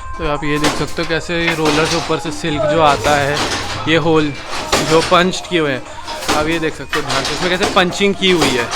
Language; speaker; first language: Hindi; non-native, local second language; Bangla